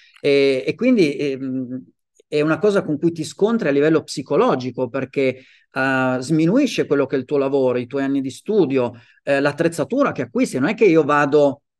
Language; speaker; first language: Italian; native; Italian